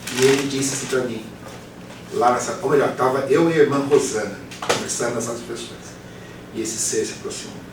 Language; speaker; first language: Portuguese; native; Portuguese